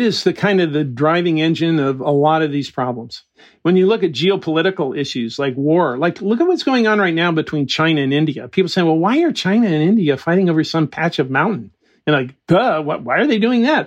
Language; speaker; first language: English; native; English